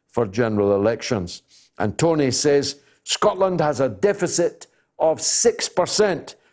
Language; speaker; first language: English; native; English